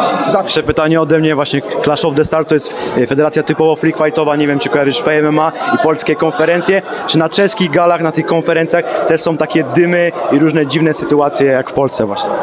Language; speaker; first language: Polish; native; Polish